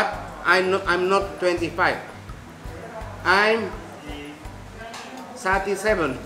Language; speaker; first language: English; non-native, learner; Indonesian